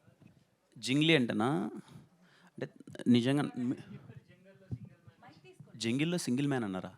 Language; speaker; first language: Telugu; native; Telugu